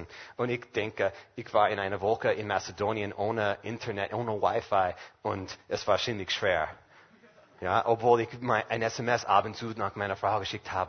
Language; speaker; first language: German; non-native, fluent; English